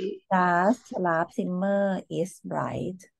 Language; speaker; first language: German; non-native, fluent; Thai